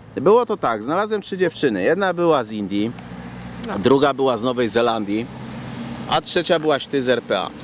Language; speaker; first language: Polish; native; Polish